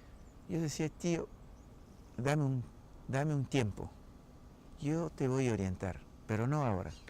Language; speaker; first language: Spanish; non-native, local second language; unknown